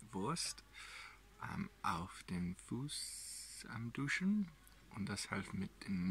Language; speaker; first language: German; non-native, learner; English